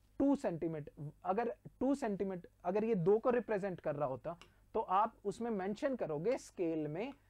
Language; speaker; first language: Hindi; native; Hindi